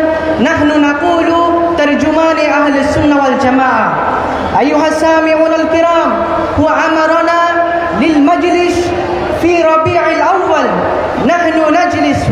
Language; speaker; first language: Arabic; non-native, learner; Bangla